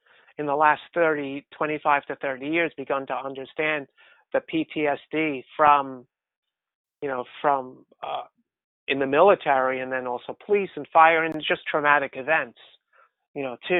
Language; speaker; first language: English; native; English